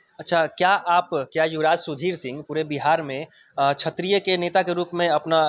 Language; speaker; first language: Hindi; native; Hindi